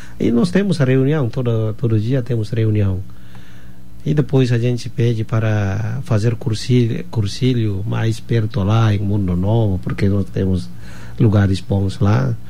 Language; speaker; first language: Portuguese; non-native, fluent; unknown